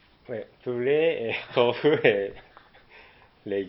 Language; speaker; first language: French; non-native, learner; Japanese